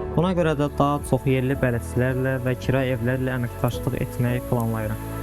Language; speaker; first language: Azerbaijani; non-native, local second language; Talysh